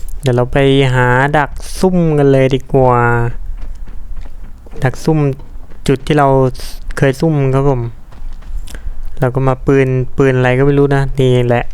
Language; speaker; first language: Thai; native; Thai